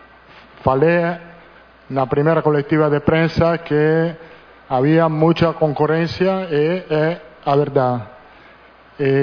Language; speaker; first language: Portuguese; non-native, fluent; Italian